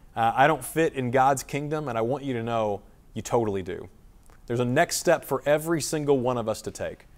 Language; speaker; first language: English; native; English